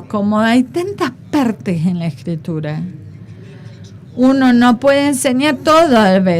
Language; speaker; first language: Spanish; non-native, fluent; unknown